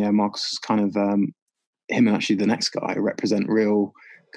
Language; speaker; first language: English; native; English